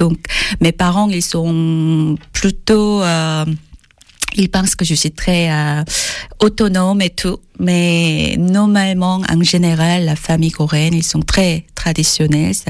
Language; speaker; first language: French; non-native, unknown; Korean